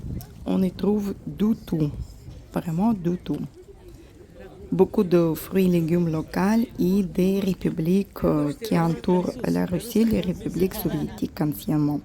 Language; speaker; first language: French; non-native, fluent; Russian